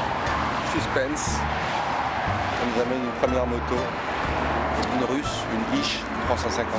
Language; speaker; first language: French; native; French